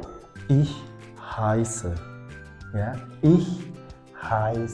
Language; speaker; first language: German; non-native, fluent; Indonesian